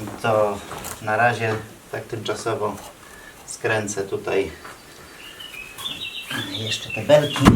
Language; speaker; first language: Polish; native; Polish